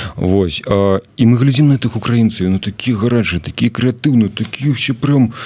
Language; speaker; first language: Belarusian; non-native, local second language; Russian